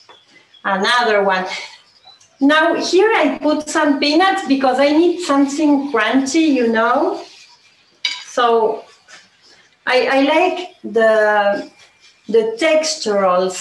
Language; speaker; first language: English; non-native, learner; Spanish